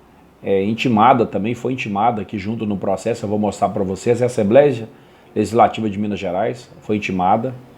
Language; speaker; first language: Portuguese; native; Portuguese